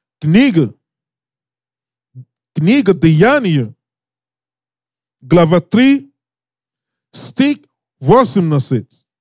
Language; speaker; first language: Russian; non-native, learner; English